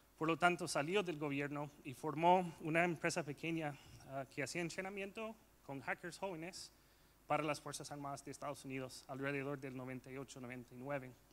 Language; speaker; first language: Spanish; non-native, fluent; English